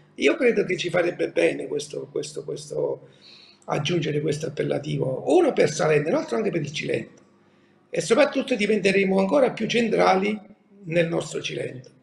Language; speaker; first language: Italian; native; Italian